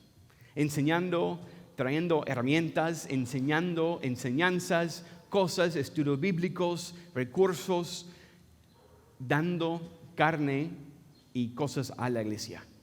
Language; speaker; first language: Spanish; non-native, fluent; English